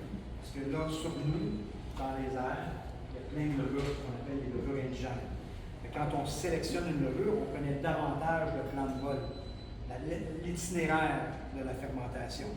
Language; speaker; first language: French; native; French